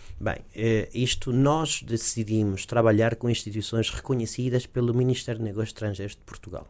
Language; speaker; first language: Portuguese; early bilingual, heritage; Portuguese